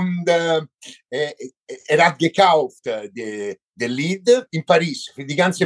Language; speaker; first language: German; non-native, learner; Italian